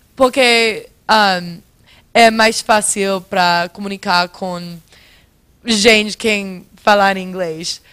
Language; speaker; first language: Portuguese; non-native, fluent; English